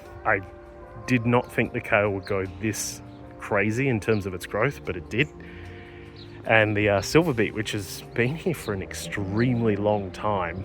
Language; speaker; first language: English; native; English